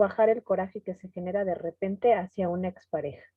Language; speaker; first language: Spanish; native; Spanish